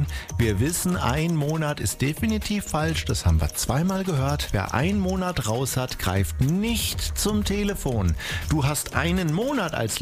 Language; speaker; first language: German; native; German